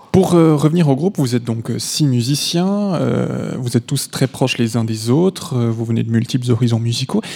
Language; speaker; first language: French; native; French